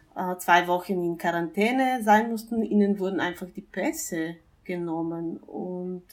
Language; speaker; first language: German; non-native, fluent; Bulgarian